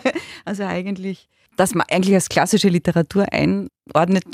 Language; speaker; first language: German; native; German